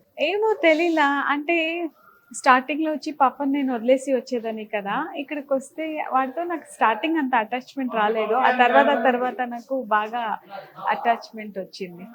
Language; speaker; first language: Telugu; non-native, fluent; Marathi